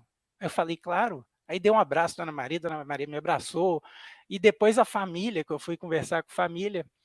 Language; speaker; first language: Portuguese; native; Portuguese